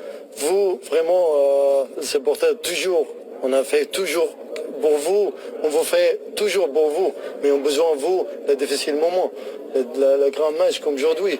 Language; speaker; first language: French; non-native, learner; Arabic